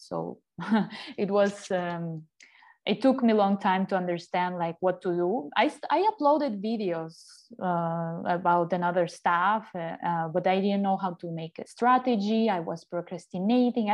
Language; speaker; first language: English; non-native, fluent; Ukrainian